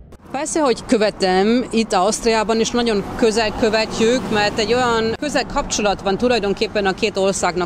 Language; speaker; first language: Hungarian; early bilingual, heritage; Hungarian